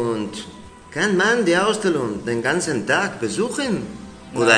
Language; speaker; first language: German; non-native, learner; Spanish